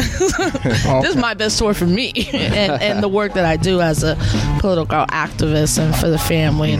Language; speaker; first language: English; native; English